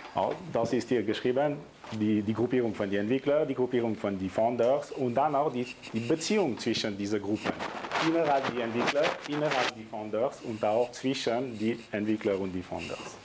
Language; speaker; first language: German; non-native, local second language; French